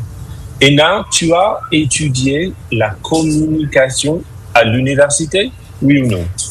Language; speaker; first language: French; non-native, fluent; English